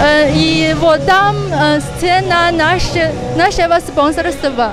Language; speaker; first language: Russian; non-native, fluent; Chinese